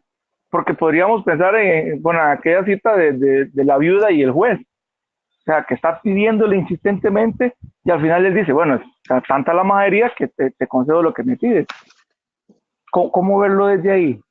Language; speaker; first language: Spanish; native; Spanish